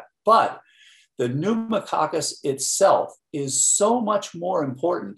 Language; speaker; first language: English; native; English